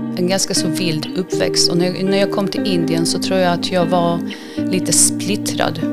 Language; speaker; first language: Swedish; early bilingual, other home language; Polish